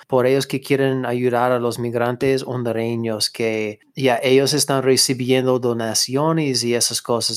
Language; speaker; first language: Spanish; non-native, fluent; English